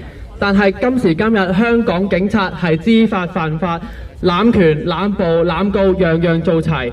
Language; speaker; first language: Cantonese; native; Cantonese